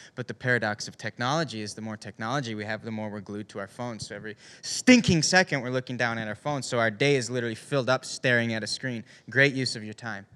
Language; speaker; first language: English; native; English